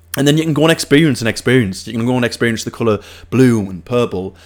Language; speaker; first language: English; native; English